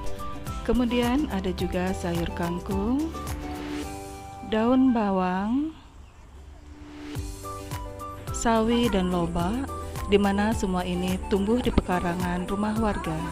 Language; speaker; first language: Indonesian; native; Indonesian